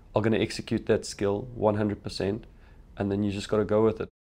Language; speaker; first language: English; native; English